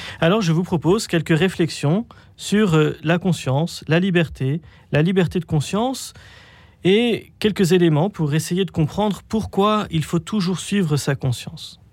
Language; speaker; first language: French; native; French